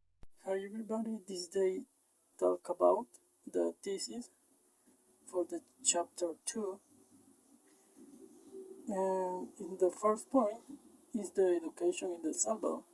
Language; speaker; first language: English; non-native, learner; Spanish